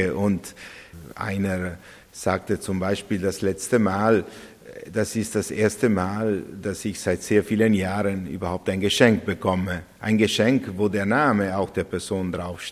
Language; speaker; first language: German; non-native, fluent; Italian